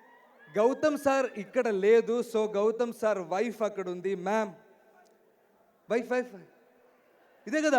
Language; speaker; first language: Telugu; non-native, learner; Malayalam